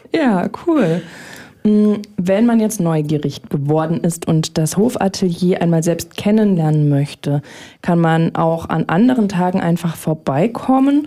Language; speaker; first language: German; native; German